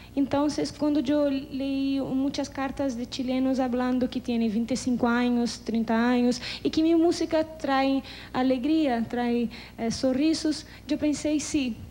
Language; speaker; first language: Spanish; non-native, learner; Portuguese